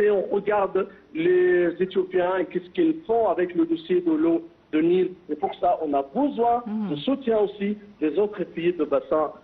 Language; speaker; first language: French; non-native, fluent; Arabic